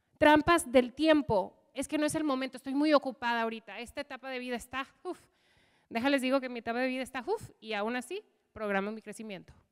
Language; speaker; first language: Spanish; non-native, fluent; English